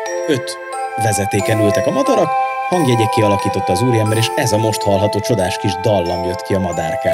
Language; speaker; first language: Hungarian; native; Hungarian